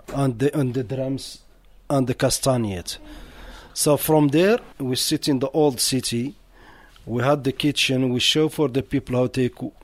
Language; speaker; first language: English; non-native, learner; Arabic